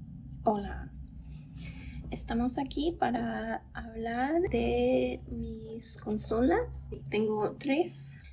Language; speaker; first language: Spanish; non-native, fluent; English